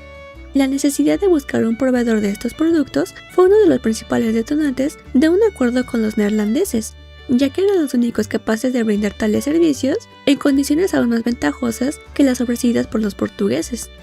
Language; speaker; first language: Spanish; native; Spanish